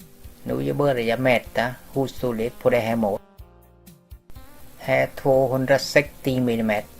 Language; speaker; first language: Swedish; non-native, learner; Vietnamese